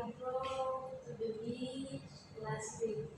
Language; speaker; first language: English; non-native, learner; Indonesian